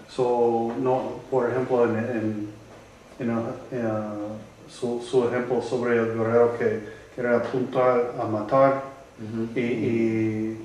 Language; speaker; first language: Spanish; non-native, learner; English